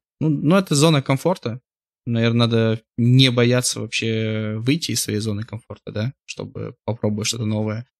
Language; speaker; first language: Russian; native; Russian